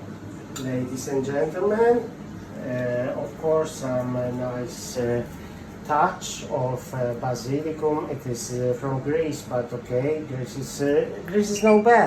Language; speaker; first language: English; non-native, fluent; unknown